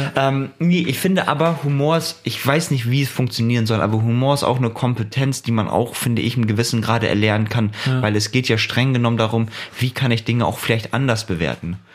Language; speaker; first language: German; early bilingual, other home language; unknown